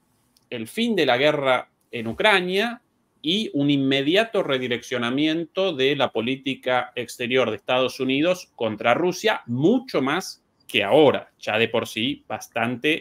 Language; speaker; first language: Spanish; native; Spanish